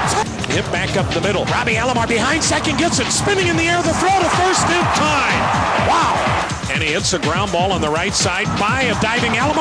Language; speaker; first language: English; native; English